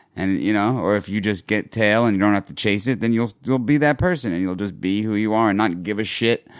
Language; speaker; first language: English; native; English